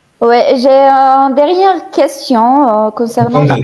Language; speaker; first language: French; non-native, fluent; Arabic